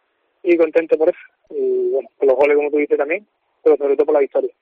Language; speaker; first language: Spanish; native; Spanish